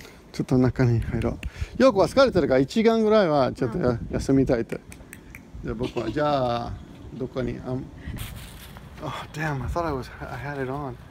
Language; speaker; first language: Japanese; non-native, fluent; English